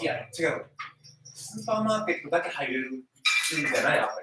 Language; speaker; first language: Japanese; native; Japanese